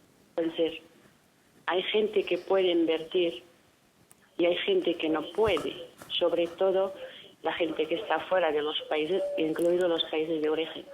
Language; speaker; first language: Spanish; non-native, fluent; Arabic